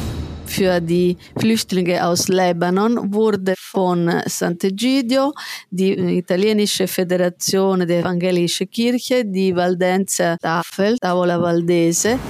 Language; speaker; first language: German; non-native, fluent; Italian